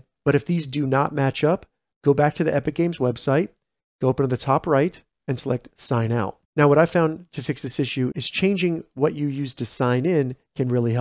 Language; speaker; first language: English; native; English